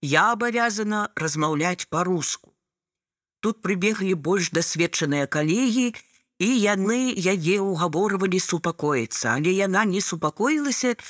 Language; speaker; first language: Belarusian; non-native, local second language; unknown